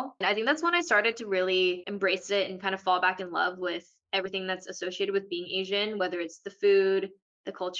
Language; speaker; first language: English; early bilingual, other home language; Korean